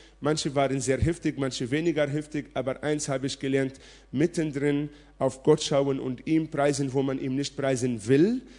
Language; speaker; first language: German; non-native, fluent; Arabic